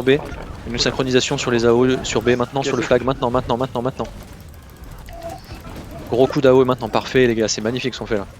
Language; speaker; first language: French; native; French